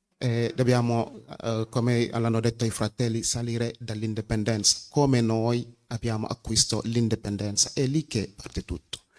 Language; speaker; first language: Italian; non-native, fluent; Wolof